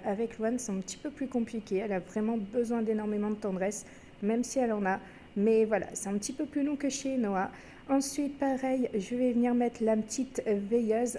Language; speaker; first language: French; native; French